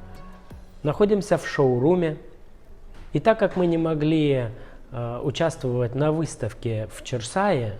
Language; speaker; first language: Russian; native; Russian